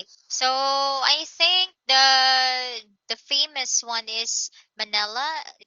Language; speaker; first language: English; non-native, local second language; Filipino